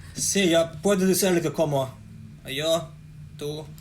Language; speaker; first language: Spanish; non-native, fluent; Russian